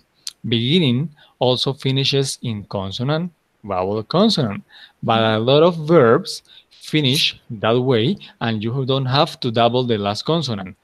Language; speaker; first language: English; non-native, fluent; Spanish